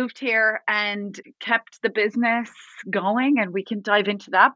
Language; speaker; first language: English; native; English